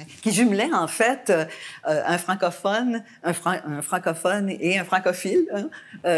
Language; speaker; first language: French; native; French